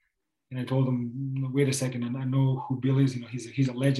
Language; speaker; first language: English; non-native, fluent; Serbian